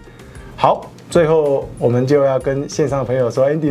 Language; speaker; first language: Chinese; native; Chinese